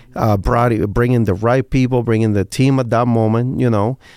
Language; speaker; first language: English; non-native, fluent; Spanish